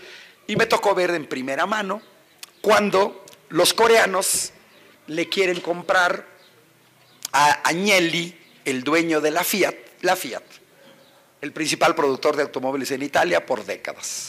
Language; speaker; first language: Spanish; native; Spanish